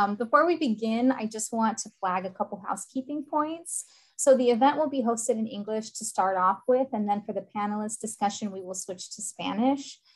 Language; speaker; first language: English; native; English